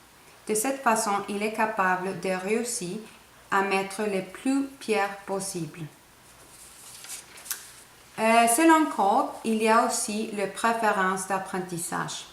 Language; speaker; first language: French; non-native, fluent; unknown